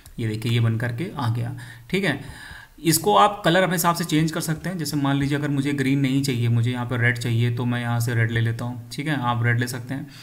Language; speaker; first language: Hindi; native; Hindi